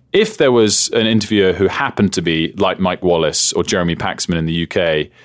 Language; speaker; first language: English; native; English